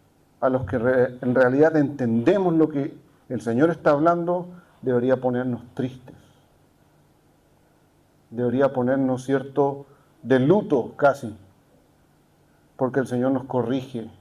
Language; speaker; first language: Spanish; native; Spanish